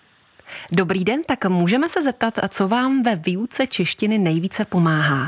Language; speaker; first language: Czech; native; Czech